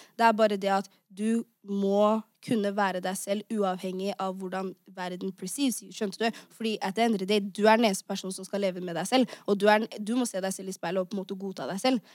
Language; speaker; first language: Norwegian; native; Norwegian